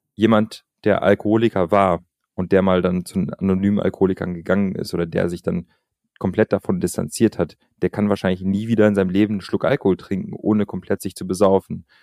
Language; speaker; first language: German; early bilingual, other home language; Albanian